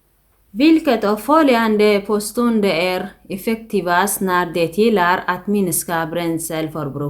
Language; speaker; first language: Swedish; non-native, fluent; Tigrinya